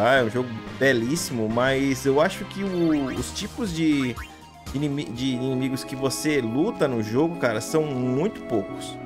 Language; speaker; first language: Portuguese; native; Portuguese